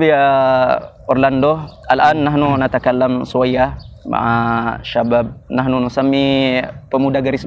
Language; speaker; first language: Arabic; non-native, learner; Indonesian